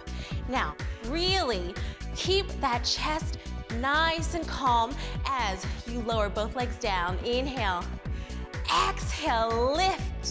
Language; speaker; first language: English; native; English